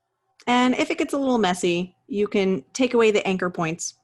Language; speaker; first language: English; native; English